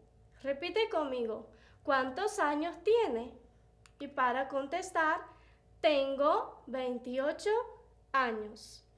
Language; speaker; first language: Spanish; non-native, fluent; Portuguese